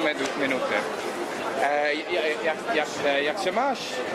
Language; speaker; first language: Polish; non-native, learner; English